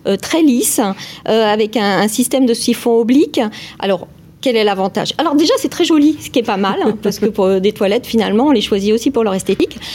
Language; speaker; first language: French; native; French